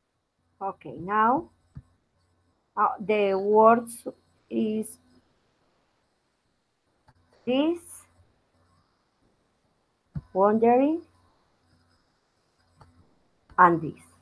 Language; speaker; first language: English; non-native, learner; Spanish